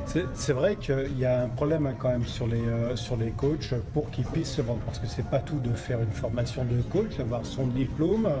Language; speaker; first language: French; native; French